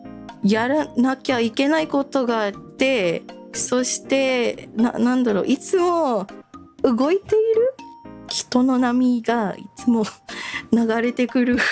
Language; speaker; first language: Japanese; non-native, learner; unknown